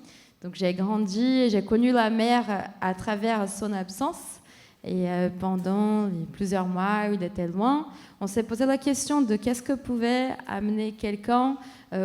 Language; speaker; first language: French; non-native, fluent; Portuguese